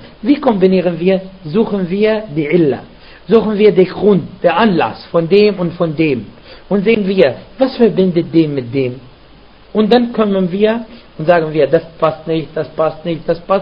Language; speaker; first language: German; non-native, fluent; Arabic